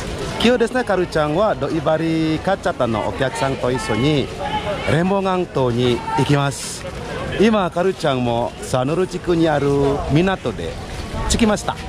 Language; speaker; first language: Japanese; non-native, fluent; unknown